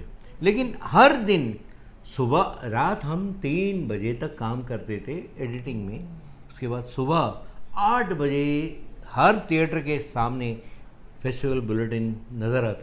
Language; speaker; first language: Hindi; non-native, local second language; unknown